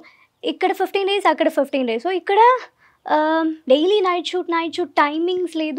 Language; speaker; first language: Telugu; non-native, learner; Malayalam